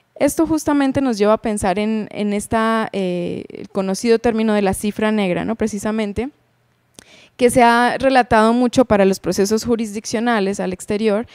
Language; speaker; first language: Spanish; native; Spanish